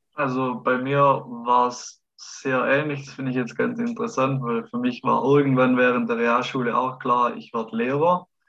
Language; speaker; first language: German; native; German